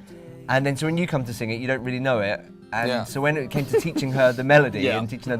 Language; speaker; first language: English; native; English